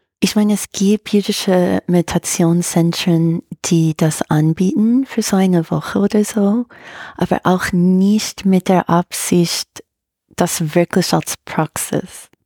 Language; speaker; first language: German; non-native, fluent; English